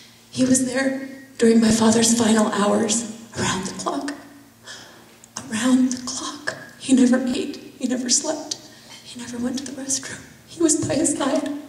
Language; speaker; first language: English; early bilingual, other home language; Persian